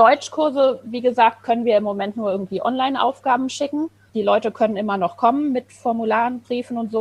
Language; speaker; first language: German; native; German